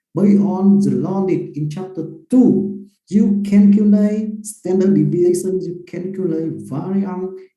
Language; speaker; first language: English; non-native, fluent; Vietnamese